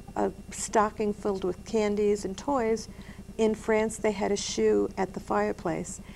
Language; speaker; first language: English; native; English